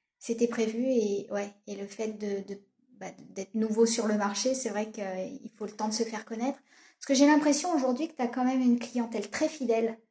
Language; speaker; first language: French; native; French